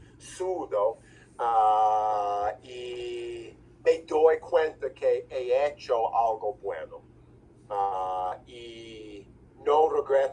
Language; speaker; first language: Spanish; non-native, fluent; English